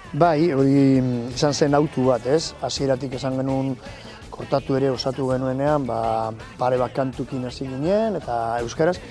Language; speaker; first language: Basque; non-native, local second language; Spanish